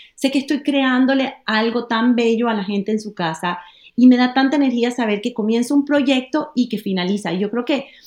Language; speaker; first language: Spanish; native; Spanish